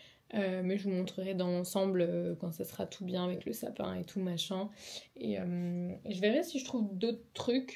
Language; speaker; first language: French; native; French